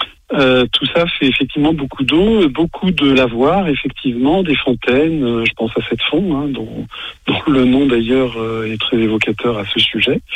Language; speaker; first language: French; native; French